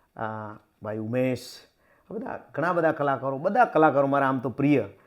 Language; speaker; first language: Gujarati; native; Gujarati